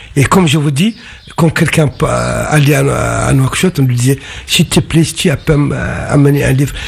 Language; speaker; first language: French; non-native, local second language; Arabic